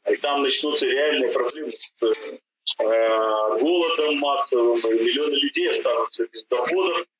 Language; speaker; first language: Russian; native; Russian